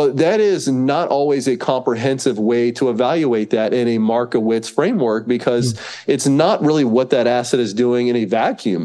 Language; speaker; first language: English; native; English